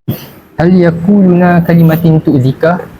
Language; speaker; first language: Arabic; non-native, learner; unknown